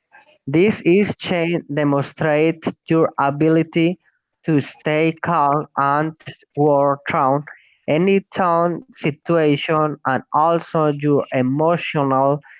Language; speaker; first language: English; non-native, learner; Spanish